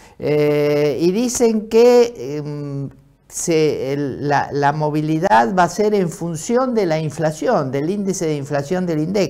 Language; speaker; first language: Spanish; native; Spanish